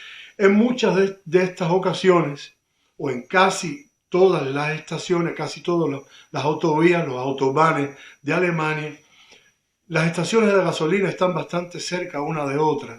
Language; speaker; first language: Spanish; native; Spanish